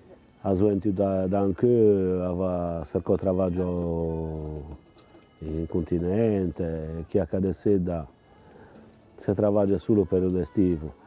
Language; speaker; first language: Italian; non-native, local second language; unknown